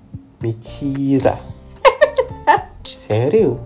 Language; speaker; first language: Portuguese; non-native, learner; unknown